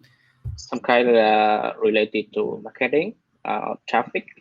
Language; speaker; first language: English; non-native, learner; Vietnamese